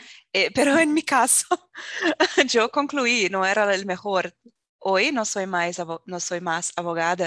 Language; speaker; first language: Spanish; non-native, fluent; Portuguese